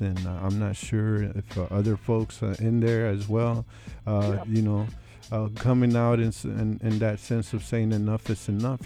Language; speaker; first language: English; early bilingual, other home language; Spanish